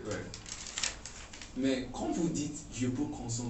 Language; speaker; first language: French; non-native, fluent; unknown